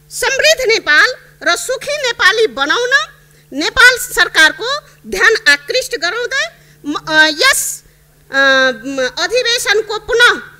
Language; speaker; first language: Nepali; non-native, local second language; Maithili